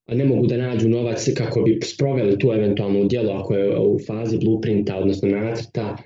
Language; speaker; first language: Bosnian; native; Bosnian